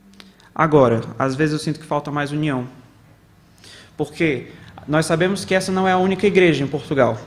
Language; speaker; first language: Portuguese; native; Portuguese